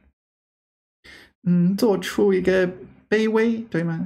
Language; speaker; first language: Chinese; non-native, fluent; English